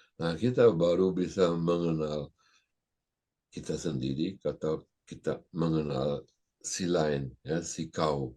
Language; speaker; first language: Indonesian; non-native, fluent; German